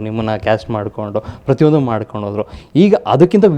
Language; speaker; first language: Kannada; native; Kannada